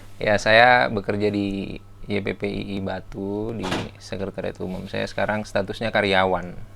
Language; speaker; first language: Indonesian; native; Indonesian